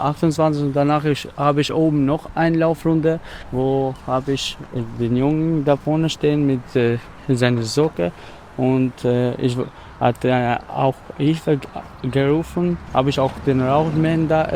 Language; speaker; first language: German; non-native, learner; Albanian